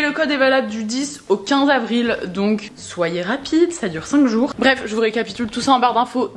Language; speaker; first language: French; native; French